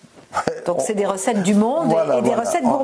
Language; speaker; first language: French; native; French